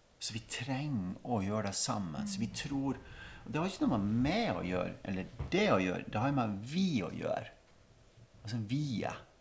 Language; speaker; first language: Norwegian; native; Norwegian